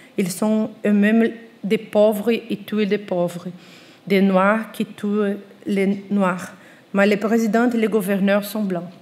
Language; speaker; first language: French; non-native, fluent; Portuguese